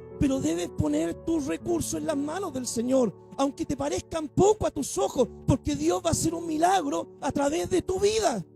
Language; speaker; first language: Spanish; native; Spanish